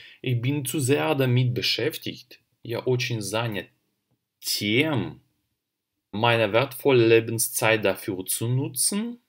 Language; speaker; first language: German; non-native, fluent; Russian